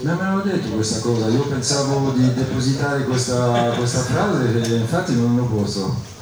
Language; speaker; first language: Italian; non-native, fluent; French